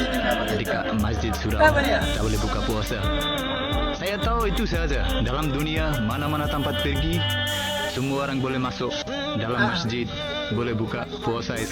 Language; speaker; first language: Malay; non-native, learner; Bangla